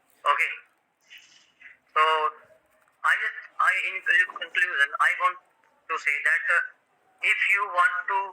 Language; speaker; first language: English; non-native, local second language; Hindi